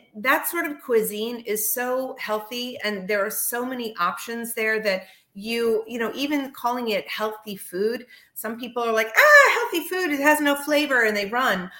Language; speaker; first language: English; native; English